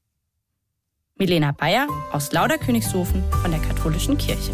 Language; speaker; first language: German; native; German